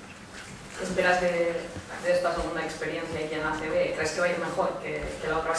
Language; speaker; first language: Spanish; native; Spanish